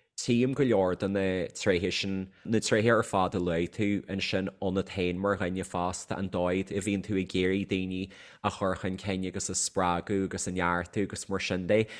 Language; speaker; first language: Irish; native; Irish